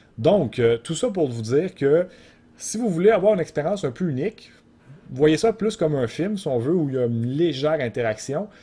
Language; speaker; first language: French; native; French